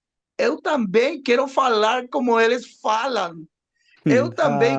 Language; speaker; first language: Portuguese; non-native, learner; Spanish